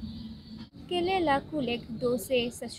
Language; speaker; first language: French; non-native, learner; Bangla